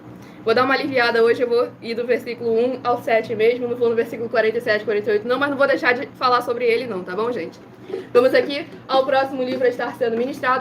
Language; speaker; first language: Portuguese; native; Portuguese